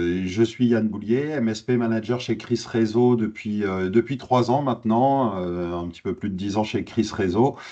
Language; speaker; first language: French; native; French